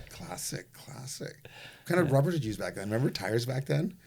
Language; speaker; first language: English; native; English